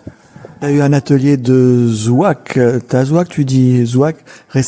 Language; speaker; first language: French; native; French